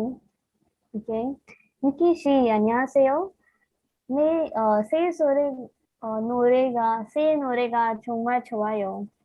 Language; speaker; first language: Korean; non-native, learner; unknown